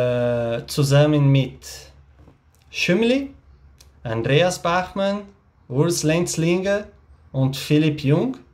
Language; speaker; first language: German; non-native, learner; Portuguese